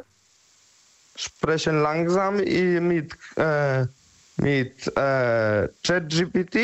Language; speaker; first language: German; non-native, learner; Polish